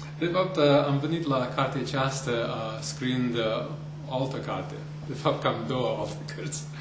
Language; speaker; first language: Romanian; non-native, fluent; English